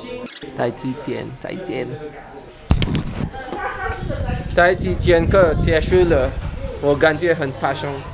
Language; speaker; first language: Chinese; non-native, learner; Filipino